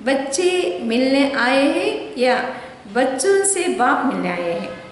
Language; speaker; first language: Hindi; non-native, local second language; Telugu